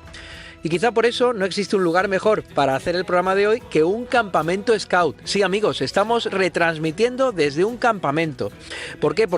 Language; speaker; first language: Spanish; native; Spanish